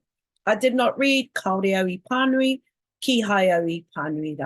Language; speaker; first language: Māori; non-native, local second language; English